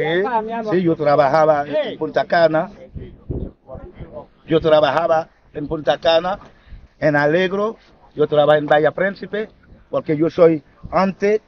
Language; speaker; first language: Spanish; non-native, learner; Haitian Creole